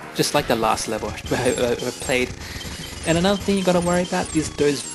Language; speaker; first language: English; native; English